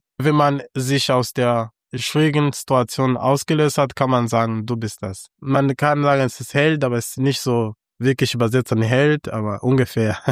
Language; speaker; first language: German; non-native, fluent; Kinyarwanda